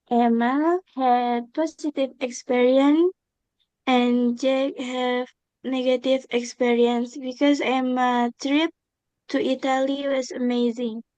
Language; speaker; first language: English; non-native, learner; Indonesian